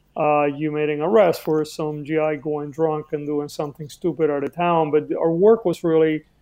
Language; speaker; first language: English; early bilingual, other home language; Spanish